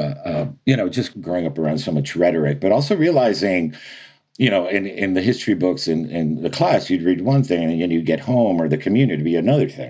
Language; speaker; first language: English; native; English